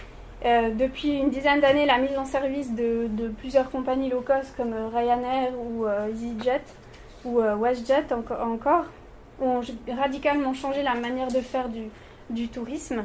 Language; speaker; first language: French; native; French